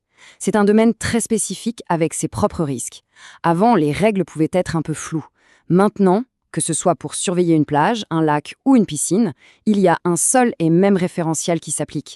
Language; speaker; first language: French; native; French